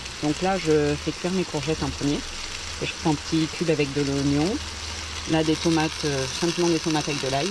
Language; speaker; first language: French; native; French